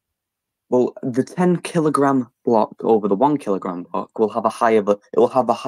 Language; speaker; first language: English; native; English